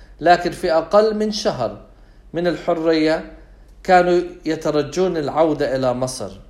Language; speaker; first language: Arabic; non-native, fluent; English